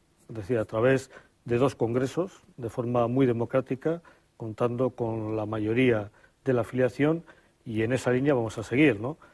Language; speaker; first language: Spanish; native; Spanish